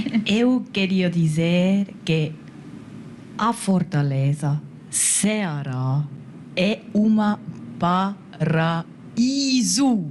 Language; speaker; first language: Portuguese; non-native, learner; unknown